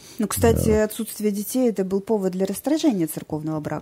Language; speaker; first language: Russian; native; Russian